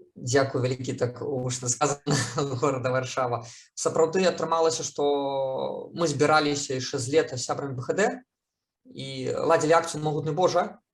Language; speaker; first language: Belarusian; native; Belarusian